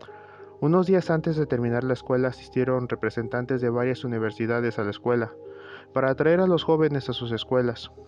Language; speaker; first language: Spanish; native; Spanish